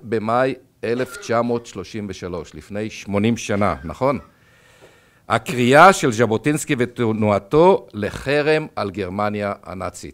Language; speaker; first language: Hebrew; native; Hebrew